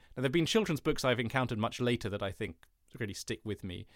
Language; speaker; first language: English; native; English